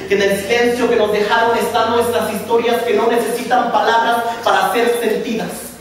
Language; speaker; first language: Spanish; early bilingual, heritage; Spanish